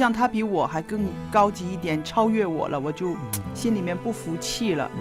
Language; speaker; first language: Chinese; native; Chinese